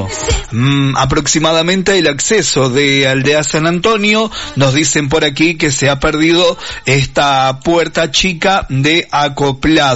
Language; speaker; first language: Spanish; native; Spanish